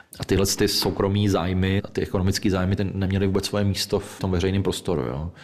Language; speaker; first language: Czech; native; Czech